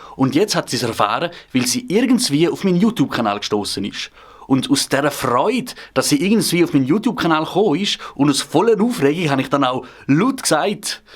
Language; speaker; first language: German; non-native, local second language; Romansh